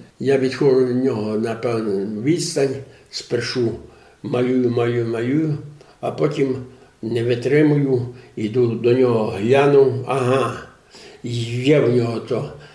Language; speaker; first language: Ukrainian; native; Ukrainian